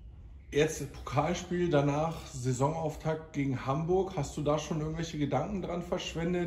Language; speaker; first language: German; native; German